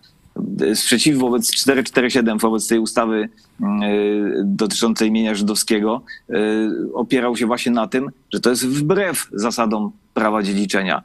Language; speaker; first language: Polish; native; Polish